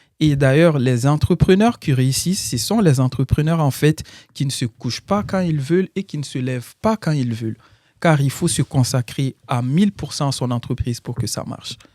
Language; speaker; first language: French; non-native, local second language; Bambara